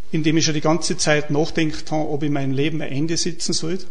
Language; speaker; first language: German; native; German